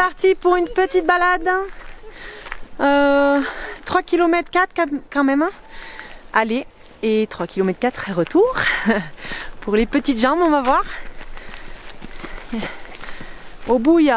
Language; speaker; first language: French; native; French